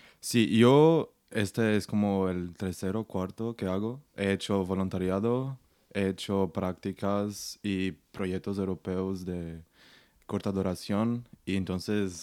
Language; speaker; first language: Spanish; non-native, learner; Portuguese